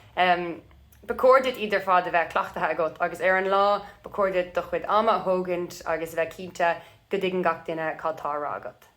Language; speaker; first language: Irish; non-native, local second language; English